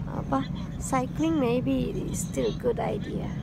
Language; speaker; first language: English; non-native, fluent; Indonesian